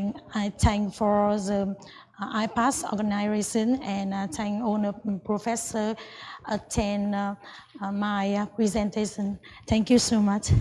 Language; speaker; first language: English; non-native, learner; Vietnamese